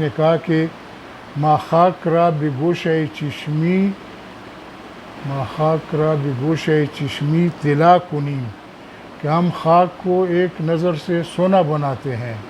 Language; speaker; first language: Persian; non-native, fluent; Urdu